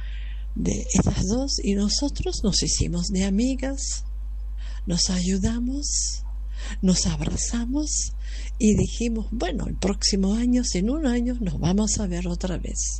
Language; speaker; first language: Spanish; non-native, fluent; German